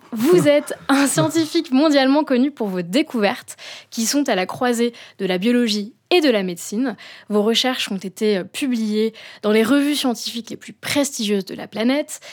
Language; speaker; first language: French; native; French